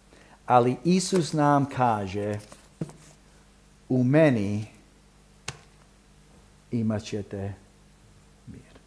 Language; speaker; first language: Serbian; early bilingual, heritage; Serbian